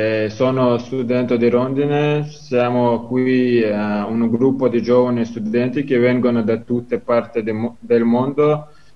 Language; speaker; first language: Italian; non-native, learner; Chechen